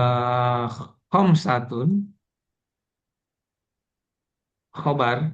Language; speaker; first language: Arabic; non-native, learner; Indonesian